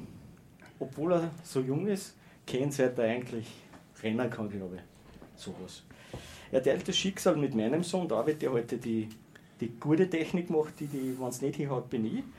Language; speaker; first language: German; native; German